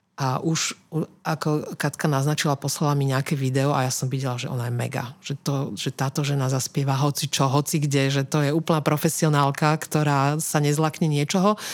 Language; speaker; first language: Slovak; native; Slovak